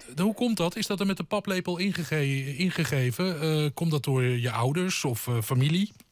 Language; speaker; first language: Dutch; native; Dutch